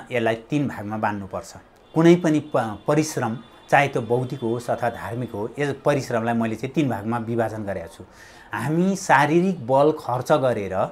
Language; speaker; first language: Nepali; native; Nepali